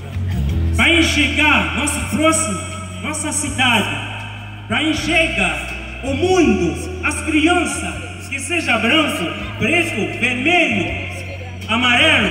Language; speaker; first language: Portuguese; non-native, fluent; Haitian Creole